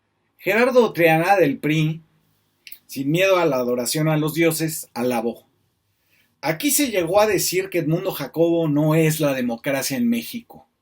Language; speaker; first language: Spanish; native; Spanish